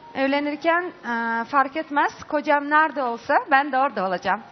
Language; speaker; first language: Turkish; non-native, learner; Uzbek